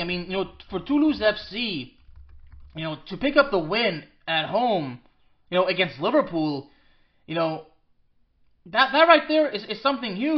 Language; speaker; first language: English; early bilingual, other home language; French